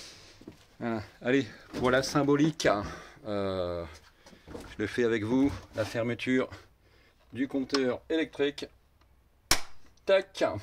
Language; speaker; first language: French; native; French